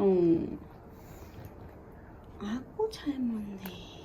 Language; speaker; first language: Korean; native; Korean